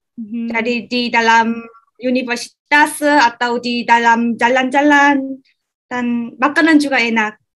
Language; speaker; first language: Indonesian; non-native, learner; Korean